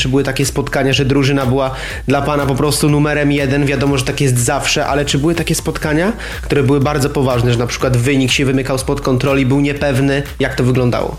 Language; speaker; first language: Polish; native; Polish